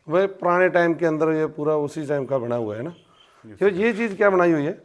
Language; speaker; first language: Hindi; non-native, local second language; Punjabi